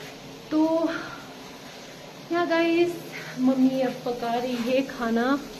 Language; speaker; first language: Hindi; non-native, local second language; Nepali